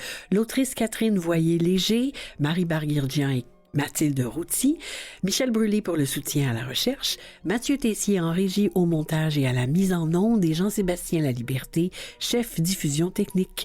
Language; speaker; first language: French; native; French